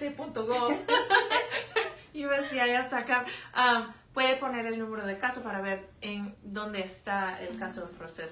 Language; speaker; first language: Spanish; non-native, fluent; English